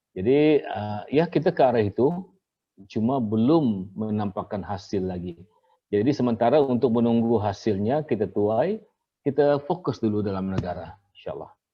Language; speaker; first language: Malay; native; Malay